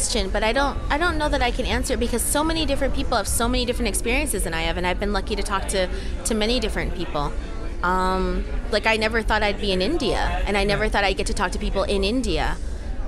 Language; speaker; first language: English; native; English